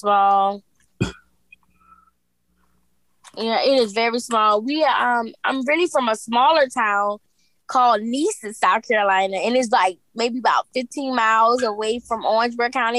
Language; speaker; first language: English; native; English